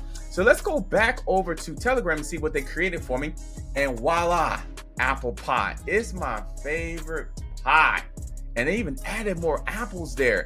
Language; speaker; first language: English; native; English